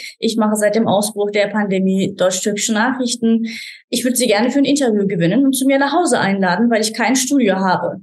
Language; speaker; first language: German; non-native, fluent; Turkish